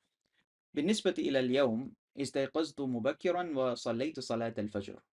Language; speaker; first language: Arabic; non-native, fluent; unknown